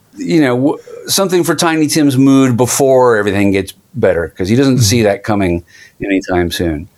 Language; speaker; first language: English; native; English